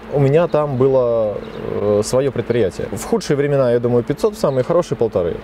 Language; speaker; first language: Russian; native; Russian